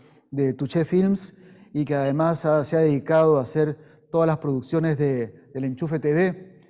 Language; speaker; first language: Spanish; native; Spanish